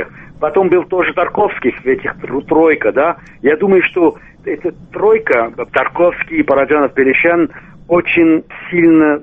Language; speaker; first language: Russian; non-native, local second language; Armenian